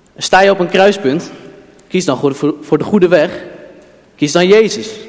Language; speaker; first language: Dutch; native; Dutch